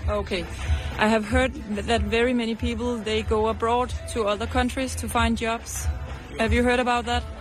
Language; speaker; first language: English; non-native, fluent; Danish